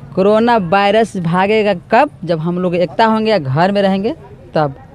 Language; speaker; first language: Hindi; native; Hindi